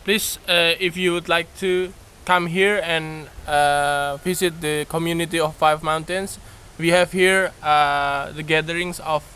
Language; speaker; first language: English; non-native, fluent; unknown